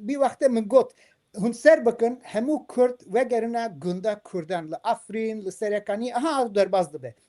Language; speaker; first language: Kurdish; non-native, local second language; Turkish